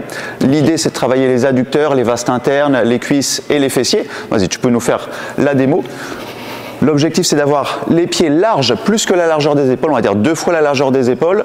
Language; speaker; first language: French; native; French